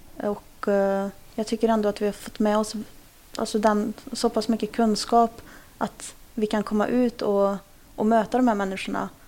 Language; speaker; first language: Swedish; early bilingual, other home language; Kurdish